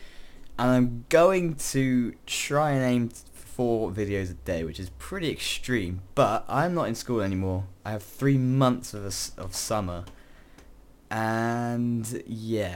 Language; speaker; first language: English; native; English